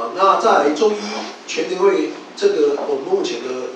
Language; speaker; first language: Chinese; native; Chinese